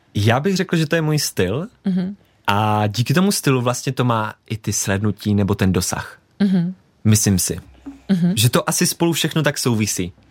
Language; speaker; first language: Czech; native; Czech